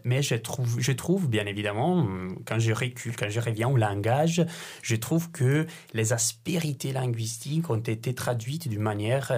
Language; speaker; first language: French; non-native, fluent; Italian